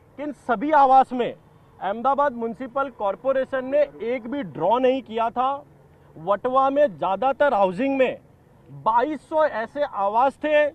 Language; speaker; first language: Hindi; non-native, local second language; Gujarati